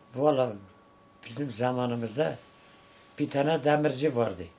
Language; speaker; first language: Turkish; non-native, local second language; Zaza